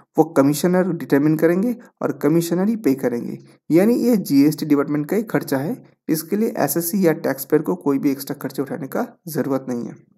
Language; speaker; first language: Hindi; non-native, local second language; Bangla